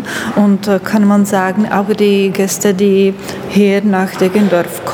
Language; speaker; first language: German; non-native, learner; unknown